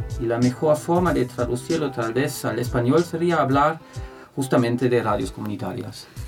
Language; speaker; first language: Spanish; non-native, fluent; German